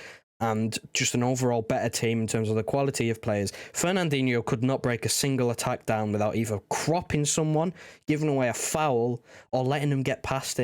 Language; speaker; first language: English; native; English